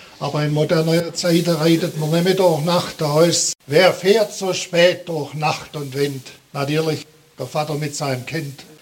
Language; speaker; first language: German; native; German